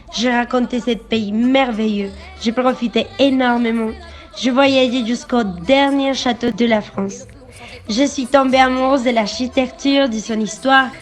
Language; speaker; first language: French; non-native, learner; Spanish